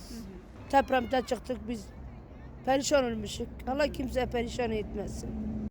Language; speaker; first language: Turkish; non-native, learner; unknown